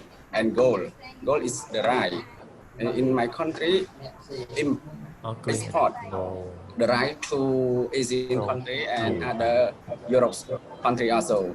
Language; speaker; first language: English; non-native, learner; Khmer